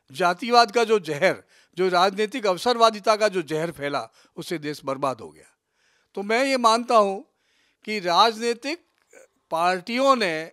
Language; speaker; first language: Hindi; native; Hindi